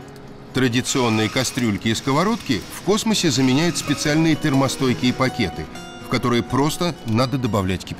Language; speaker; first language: Russian; native; Russian